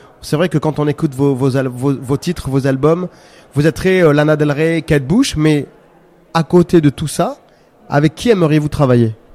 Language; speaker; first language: French; native; French